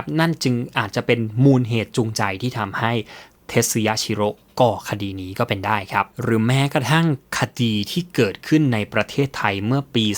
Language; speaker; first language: Thai; native; Thai